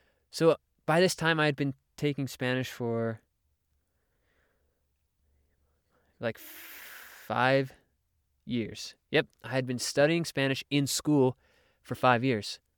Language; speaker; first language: English; native; English